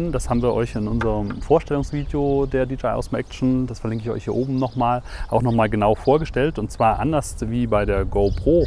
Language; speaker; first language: German; native; German